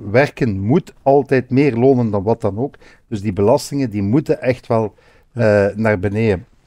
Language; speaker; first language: Dutch; native; Dutch